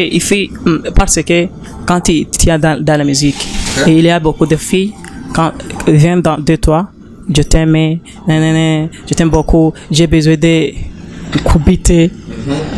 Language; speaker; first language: French; non-native, learner; Rundi